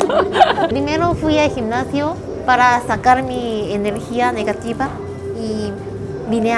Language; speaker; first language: Spanish; non-native, learner; Korean